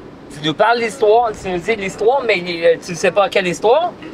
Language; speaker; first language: French; native; French